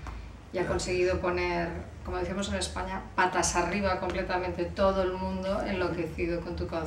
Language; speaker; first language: Spanish; native; Spanish